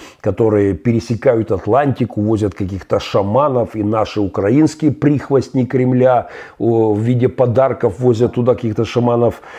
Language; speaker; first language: Russian; native; Russian